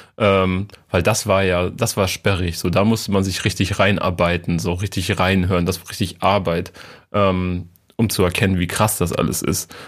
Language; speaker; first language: German; native; German